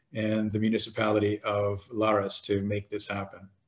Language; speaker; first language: English; native; English